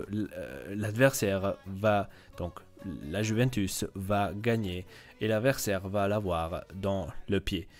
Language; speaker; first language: French; native; French